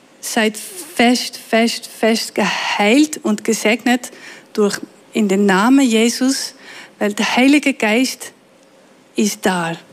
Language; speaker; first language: German; non-native, fluent; Dutch